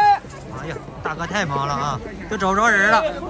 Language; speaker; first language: Chinese; native; Chinese